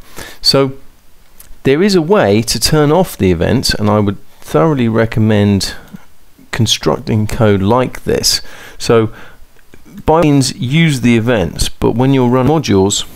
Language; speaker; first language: English; native; English